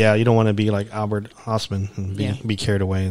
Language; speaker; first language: English; native; English